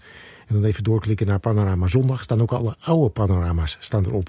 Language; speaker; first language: Dutch; native; Dutch